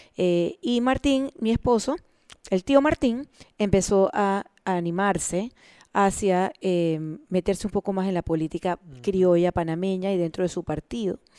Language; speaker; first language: Spanish; native; Spanish